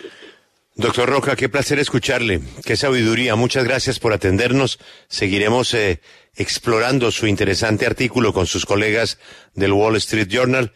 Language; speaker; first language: Spanish; native; Spanish